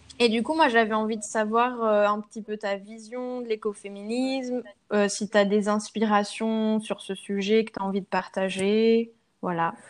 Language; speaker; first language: French; native; French